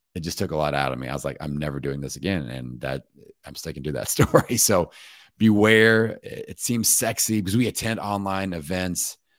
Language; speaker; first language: English; native; English